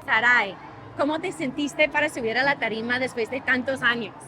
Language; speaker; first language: Spanish; non-native, fluent; English